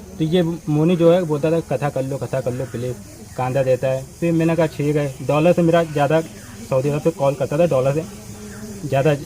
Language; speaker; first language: Hindi; native; Hindi